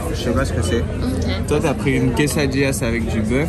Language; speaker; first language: French; native; French